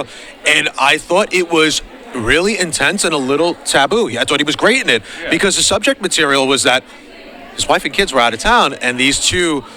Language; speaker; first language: English; native; English